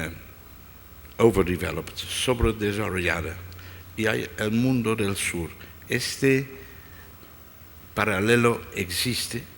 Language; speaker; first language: Spanish; non-native, fluent; Dutch